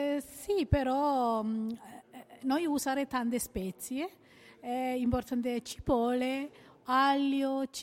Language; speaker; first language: Italian; non-native, learner; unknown